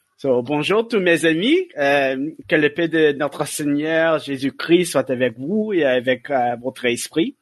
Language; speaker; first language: French; non-native, learner; English